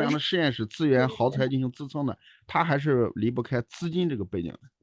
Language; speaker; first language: Chinese; native; Chinese